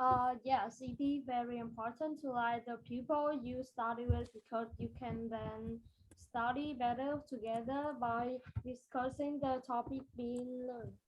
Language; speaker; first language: English; non-native, learner; Vietnamese